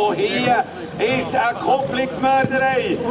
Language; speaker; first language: German; native; German